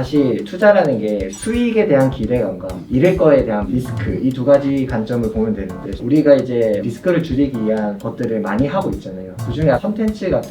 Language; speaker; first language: Korean; native; Korean